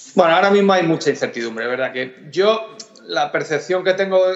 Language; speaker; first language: Spanish; native; Spanish